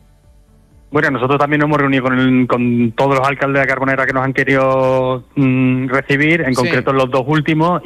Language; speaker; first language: Spanish; native; Spanish